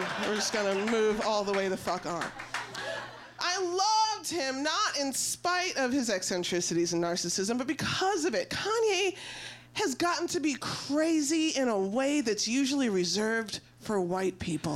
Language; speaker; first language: English; native; English